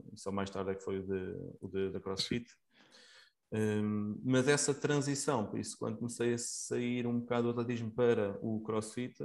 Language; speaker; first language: Portuguese; native; Portuguese